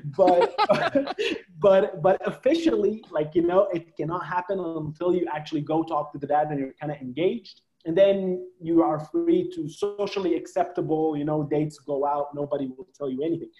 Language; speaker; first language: English; non-native, fluent; Arabic